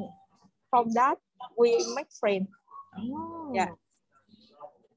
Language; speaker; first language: English; non-native, learner; Vietnamese